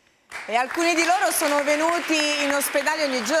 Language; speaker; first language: Italian; native; Italian